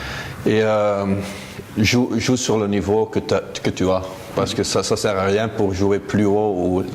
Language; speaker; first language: French; non-native, local second language; Dutch